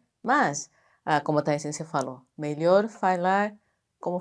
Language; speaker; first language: Portuguese; non-native, fluent; Japanese